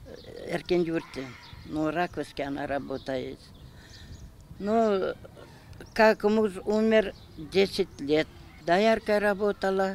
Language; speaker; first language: Russian; non-native, local second language; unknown